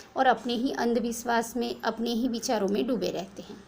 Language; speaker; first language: Hindi; non-native, local second language; Gujarati